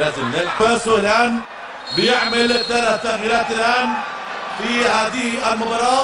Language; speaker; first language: Arabic; native; Arabic